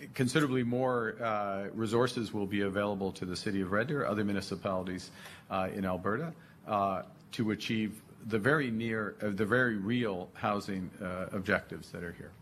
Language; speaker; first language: English; native; English